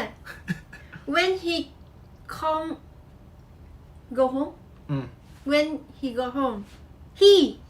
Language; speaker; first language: English; non-native, learner; Vietnamese